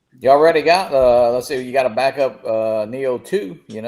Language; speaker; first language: English; native; English